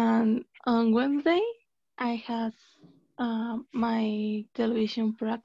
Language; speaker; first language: English; non-native, learner; Spanish